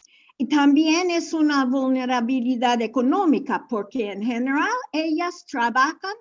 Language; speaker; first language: Spanish; non-native, fluent; English